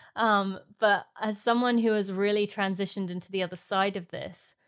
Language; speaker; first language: English; native; English